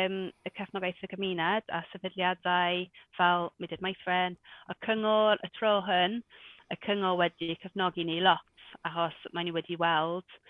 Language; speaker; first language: Welsh; non-native, local second language; English